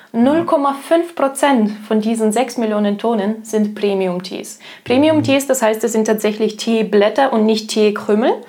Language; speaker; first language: German; non-native, fluent; Russian